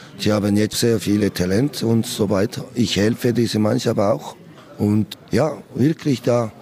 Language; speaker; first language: German; non-native, learner; Korean